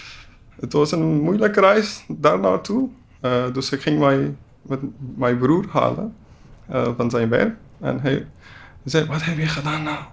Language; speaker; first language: Dutch; non-native, learner; Persian